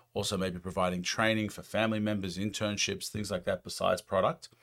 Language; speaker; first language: English; native; English